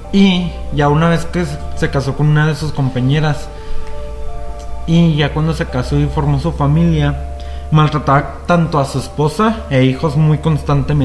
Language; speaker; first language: Spanish; native; Spanish